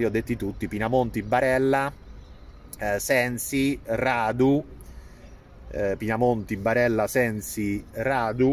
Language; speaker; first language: Italian; native; Italian